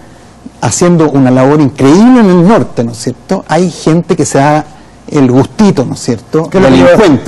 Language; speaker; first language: Spanish; native; Spanish